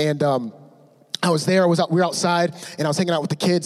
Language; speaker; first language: English; native; English